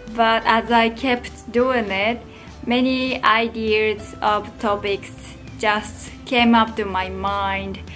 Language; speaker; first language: English; non-native, fluent; Japanese